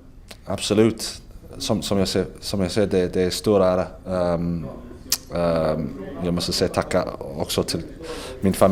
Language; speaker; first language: Swedish; non-native, fluent; English